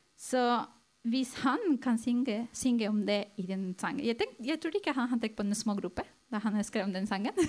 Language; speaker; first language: Norwegian; non-native, fluent; Spanish